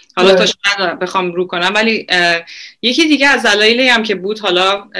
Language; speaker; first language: Persian; native; Persian